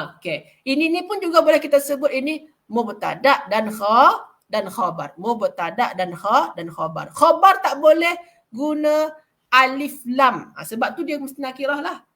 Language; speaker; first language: Malay; native; Malay